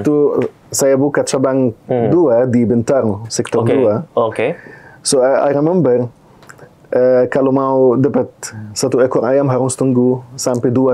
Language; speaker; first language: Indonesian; non-native, fluent; Arabic